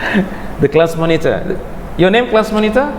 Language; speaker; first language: English; non-native, fluent; Indonesian